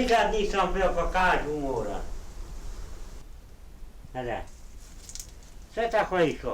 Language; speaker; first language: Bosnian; non-native, local second language; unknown